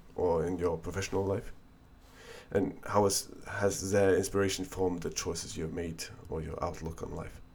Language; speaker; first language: English; non-native, fluent; Norwegian